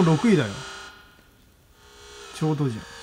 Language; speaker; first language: Japanese; native; Japanese